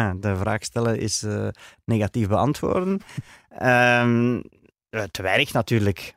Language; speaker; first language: Dutch; native; Dutch